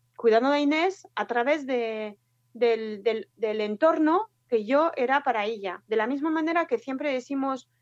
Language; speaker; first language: Spanish; non-native, fluent; French